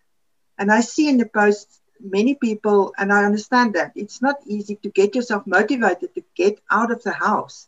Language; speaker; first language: English; non-native, local second language; Afrikaans